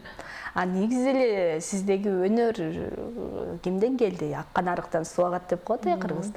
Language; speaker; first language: Kyrgyz; native; Kyrgyz